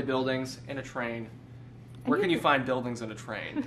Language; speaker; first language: English; native; English